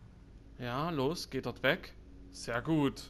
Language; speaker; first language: German; native; German